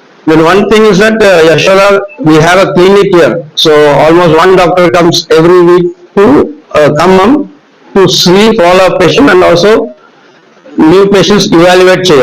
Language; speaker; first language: English; non-native, local second language; Telugu